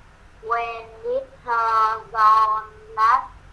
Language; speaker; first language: English; non-native, learner; Vietnamese